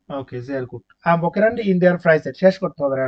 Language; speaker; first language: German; non-native, fluent; Bangla